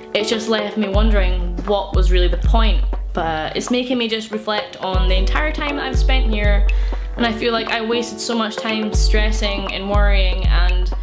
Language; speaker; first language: English; native; English